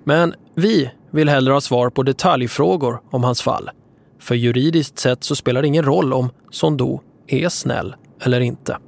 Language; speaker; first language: Swedish; native; Swedish